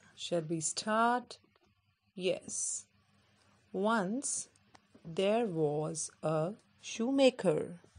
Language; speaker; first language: English; non-native, local second language; Punjabi